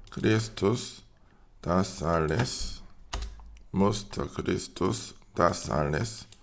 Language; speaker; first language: German; non-native, learner; Korean